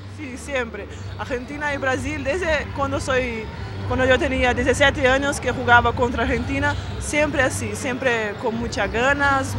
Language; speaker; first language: Spanish; non-native, learner; Portuguese